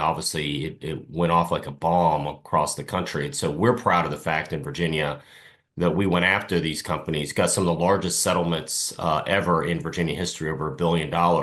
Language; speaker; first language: English; native; English